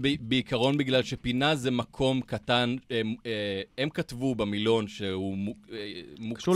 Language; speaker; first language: Hebrew; native; Hebrew